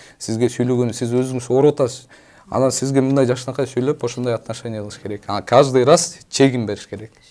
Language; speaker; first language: Kyrgyz; native; Kyrgyz